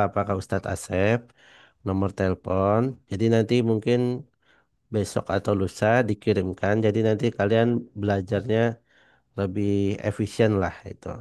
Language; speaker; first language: Indonesian; non-native, fluent; Banjar